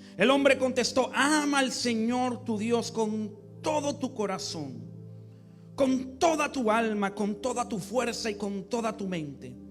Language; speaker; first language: Spanish; early bilingual, heritage; English